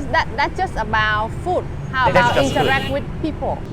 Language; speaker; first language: English; non-native, fluent; Vietnamese